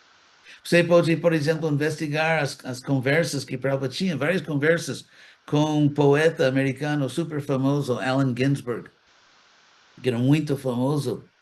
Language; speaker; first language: Portuguese; non-native, fluent; English